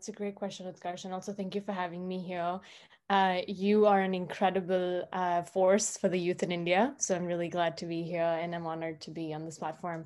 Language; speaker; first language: English; non-native, local second language; Hindi